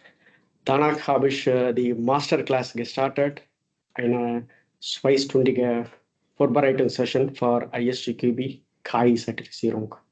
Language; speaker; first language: German; non-native, fluent; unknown